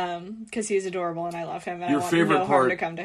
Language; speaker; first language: English; native; English